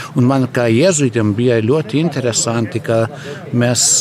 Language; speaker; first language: Latvian; non-native, learner; Lithuanian